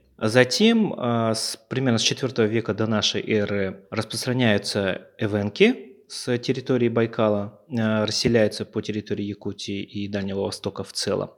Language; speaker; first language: Russian; native; Russian